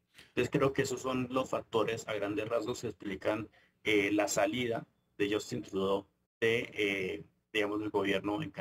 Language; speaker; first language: Spanish; native; Spanish